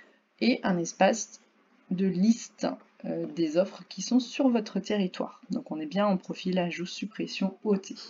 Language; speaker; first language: French; native; French